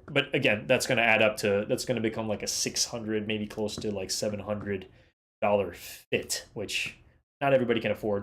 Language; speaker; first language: English; native; English